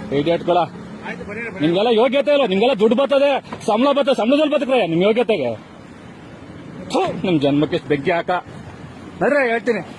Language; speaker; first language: Kannada; native; Kannada